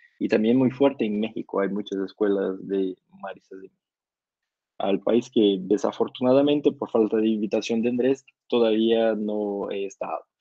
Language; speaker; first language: Spanish; non-native, learner; Portuguese